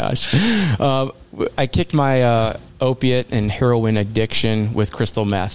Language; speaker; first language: English; native; English